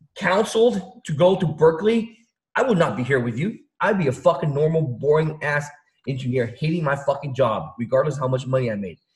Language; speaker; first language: English; early bilingual, other home language; Vietnamese